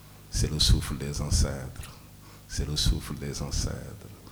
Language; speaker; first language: French; non-native, local second language; Wolof